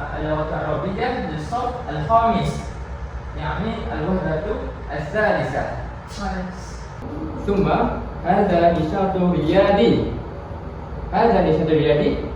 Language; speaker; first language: Arabic; non-native, learner; Malay